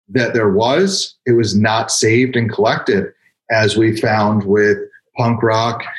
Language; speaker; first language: English; native; English